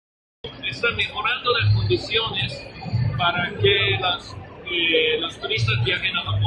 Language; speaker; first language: Spanish; non-native, fluent; Japanese